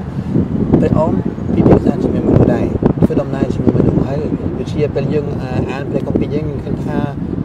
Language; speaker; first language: Khmer; non-native, fluent; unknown